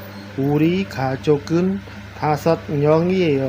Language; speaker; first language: Korean; non-native, learner; Khmer